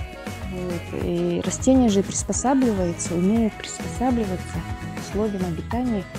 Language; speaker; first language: Russian; native; Russian